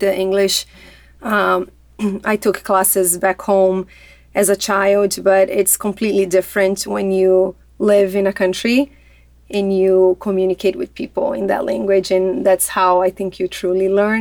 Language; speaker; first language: English; non-native, fluent; Portuguese